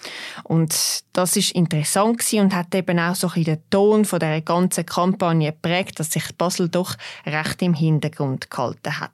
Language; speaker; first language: German; native; German